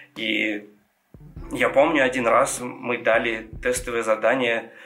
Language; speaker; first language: Russian; non-native, local second language; Georgian